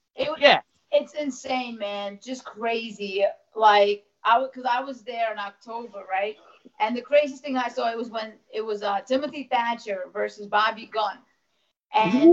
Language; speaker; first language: English; early bilingual, other home language; Russian